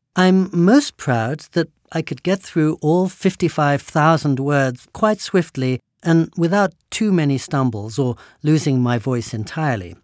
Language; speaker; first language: English; native; English